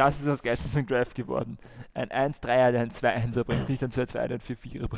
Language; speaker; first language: German; native; German